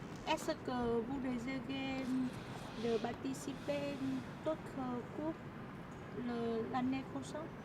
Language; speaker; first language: French; non-native, learner; Vietnamese